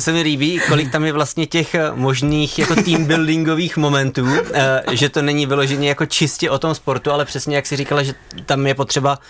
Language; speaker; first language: Czech; native; Czech